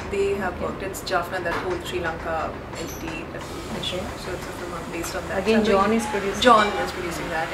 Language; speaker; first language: English; non-native, local second language; Hindi